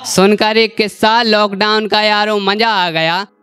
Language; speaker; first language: Hindi; native; Hindi